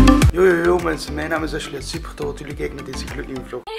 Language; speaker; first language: Dutch; native; Dutch